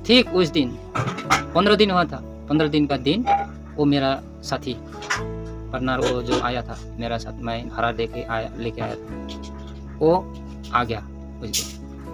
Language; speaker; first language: Hindi; non-native, local second language; Nepali